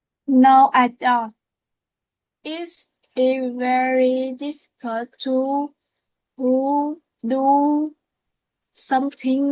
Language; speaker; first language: English; non-native, learner; Vietnamese